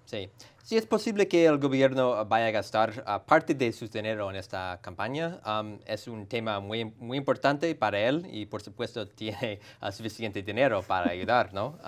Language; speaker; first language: Spanish; non-native, fluent; English